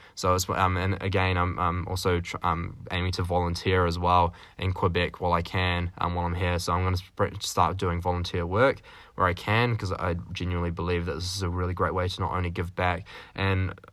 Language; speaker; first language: English; native; English